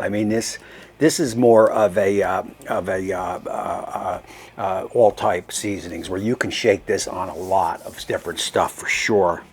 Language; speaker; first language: English; native; English